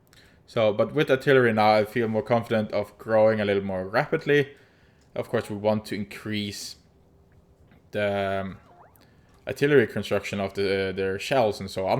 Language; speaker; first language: English; non-native, fluent; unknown